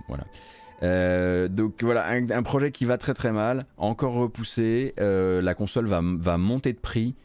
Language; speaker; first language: French; native; French